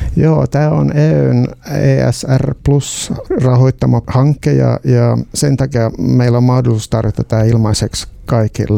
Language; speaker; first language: Finnish; non-native, local second language; Swedish